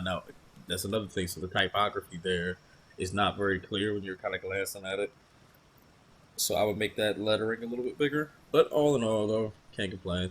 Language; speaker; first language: English; native; English